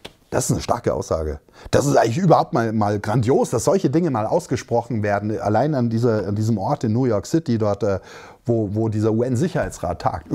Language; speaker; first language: German; native; German